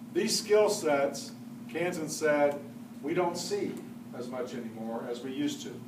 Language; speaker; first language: English; native; English